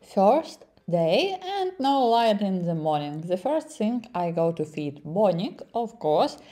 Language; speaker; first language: English; non-native, learner; Ukrainian